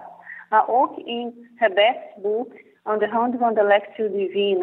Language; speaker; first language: Dutch; non-native, fluent; Portuguese